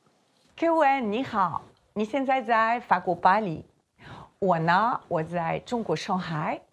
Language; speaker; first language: Chinese; non-native, fluent; French